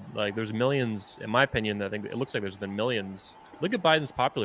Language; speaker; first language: English; native; English